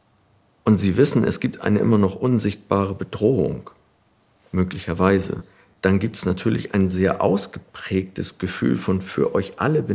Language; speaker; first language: German; native; German